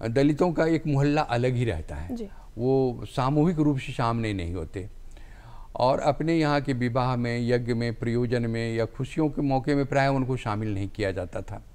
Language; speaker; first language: Hindi; native; Hindi